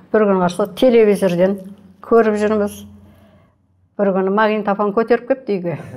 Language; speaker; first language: Kazakh; native; Kazakh